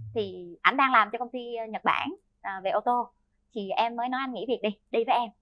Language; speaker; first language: Vietnamese; native; Vietnamese